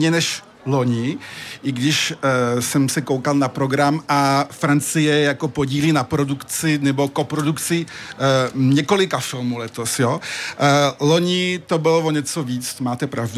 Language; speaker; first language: Czech; early bilingual, heritage; French